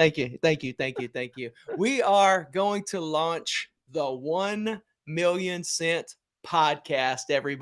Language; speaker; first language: English; native; English